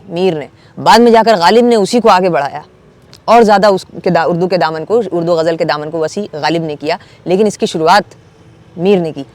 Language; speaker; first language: Urdu; native; Urdu